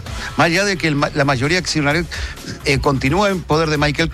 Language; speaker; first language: Spanish; native; Spanish